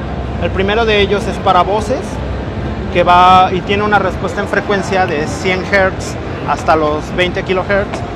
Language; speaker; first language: Spanish; native; Spanish